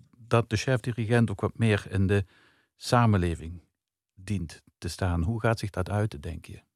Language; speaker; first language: Dutch; native; Dutch